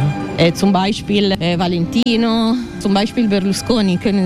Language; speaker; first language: German; non-native, learner; Italian